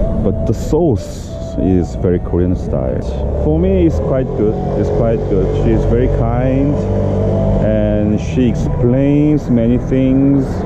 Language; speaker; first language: English; non-native, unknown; Korean